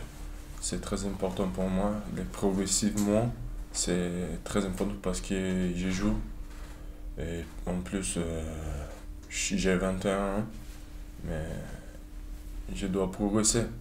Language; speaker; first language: French; non-native, learner; Turkish